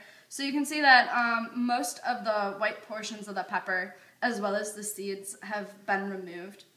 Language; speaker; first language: English; native; English